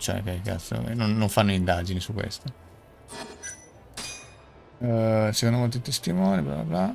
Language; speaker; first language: Italian; native; Italian